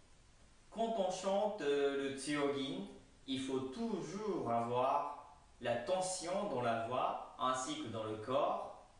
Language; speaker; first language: French; non-native, fluent; Japanese